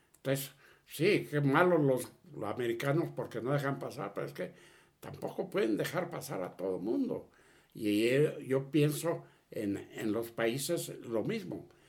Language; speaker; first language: Spanish; early bilingual, other home language; Catalan